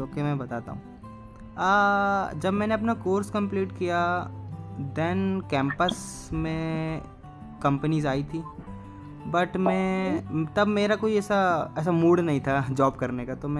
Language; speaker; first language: Hindi; native; Hindi